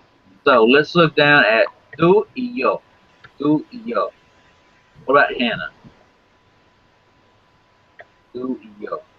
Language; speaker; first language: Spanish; non-native, fluent; English